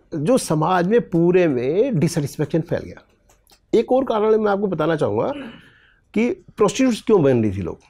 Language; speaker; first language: Hindi; native; Hindi